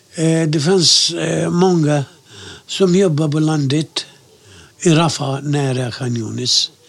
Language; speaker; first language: Swedish; non-native, fluent; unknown